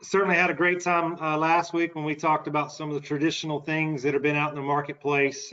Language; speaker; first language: English; native; English